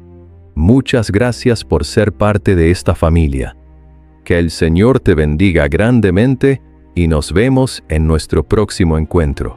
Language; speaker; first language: Spanish; native; Spanish